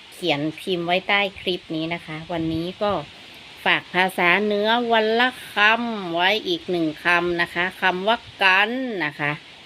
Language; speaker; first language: Thai; native; Thai